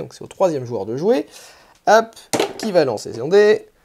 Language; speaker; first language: French; native; French